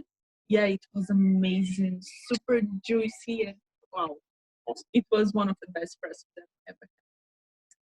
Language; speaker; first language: English; non-native, fluent; Portuguese